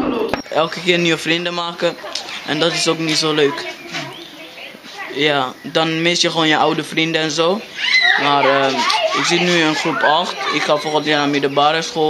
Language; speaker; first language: Dutch; early bilingual, other home language; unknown